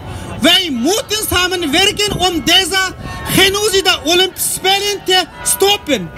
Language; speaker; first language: Dutch; non-native, learner; Uyghur